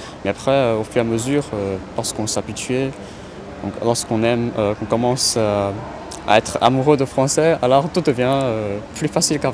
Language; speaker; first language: French; non-native, fluent; Chinese